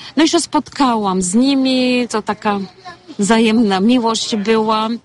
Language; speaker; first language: Polish; non-native, fluent; Bulgarian